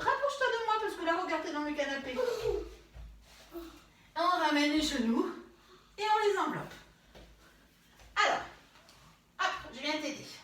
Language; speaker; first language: French; native; French